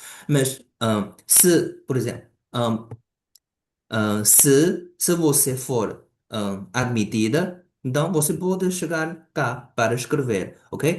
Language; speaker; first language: Portuguese; non-native, fluent; Chinese